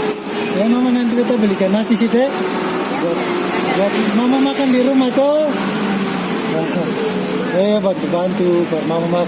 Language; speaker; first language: Malay; native; Malay